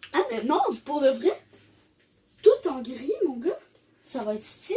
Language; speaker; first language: French; native; French